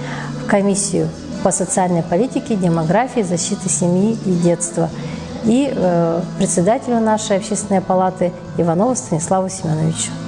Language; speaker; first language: Russian; native; Russian